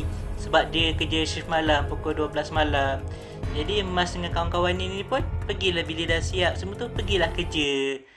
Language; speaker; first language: Malay; native; Malay